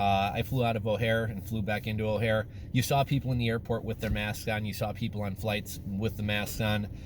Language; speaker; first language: English; native; English